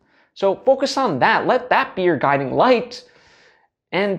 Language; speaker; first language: English; native; English